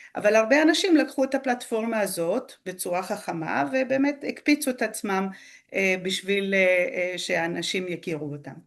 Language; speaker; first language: Hebrew; early bilingual, other home language; Spanish